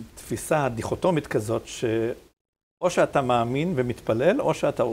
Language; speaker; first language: Hebrew; native; Hebrew